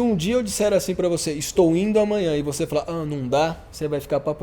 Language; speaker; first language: Portuguese; native; Portuguese